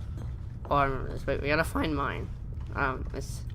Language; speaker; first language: English; native; English